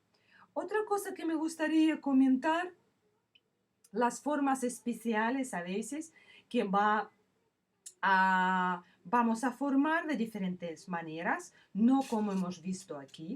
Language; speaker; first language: Spanish; non-native, fluent; Russian